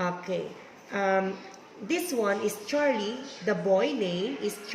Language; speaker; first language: English; non-native, fluent; Vietnamese